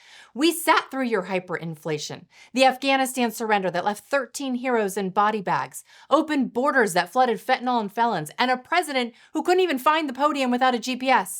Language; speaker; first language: English; native; English